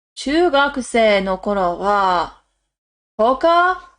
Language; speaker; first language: Japanese; non-native, learner; English